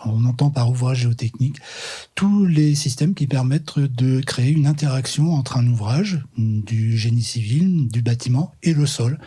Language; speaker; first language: French; native; French